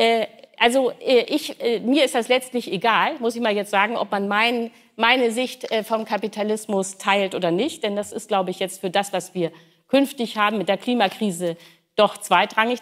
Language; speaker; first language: German; native; German